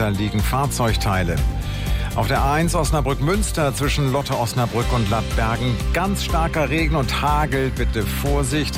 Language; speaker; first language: German; native; German